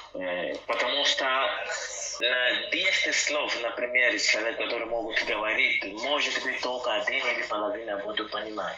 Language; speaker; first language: Russian; non-native, learner; Portuguese